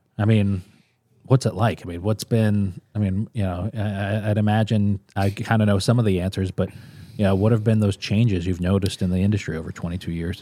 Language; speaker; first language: English; native; English